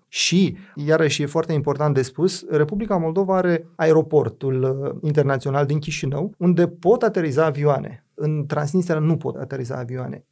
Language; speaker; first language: Romanian; native; Romanian